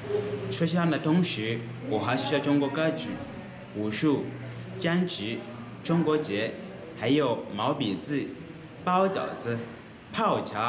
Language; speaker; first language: Chinese; non-native, learner; Swahili